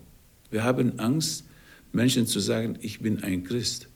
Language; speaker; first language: German; non-native, fluent; Arabic